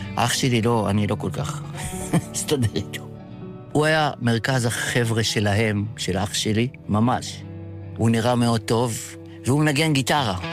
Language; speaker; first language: Hebrew; early bilingual, other home language; Yiddish